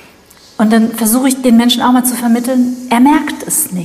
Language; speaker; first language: German; native; German